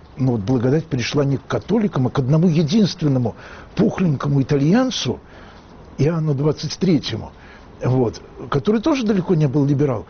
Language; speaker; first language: Russian; native; Russian